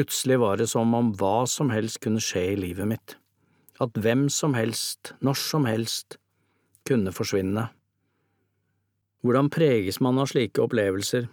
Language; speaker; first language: Norwegian; native; Norwegian